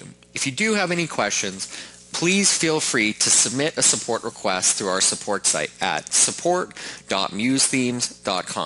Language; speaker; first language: English; native; English